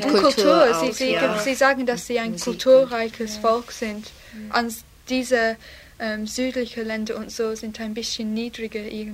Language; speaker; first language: German; non-native, learner; English